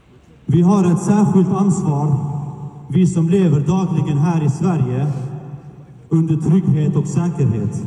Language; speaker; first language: Swedish; early bilingual, other home language; Kurdish